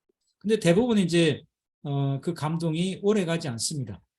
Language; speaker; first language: Korean; native; Korean